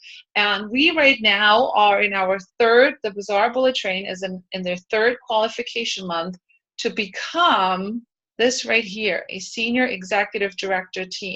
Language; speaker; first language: English; native; English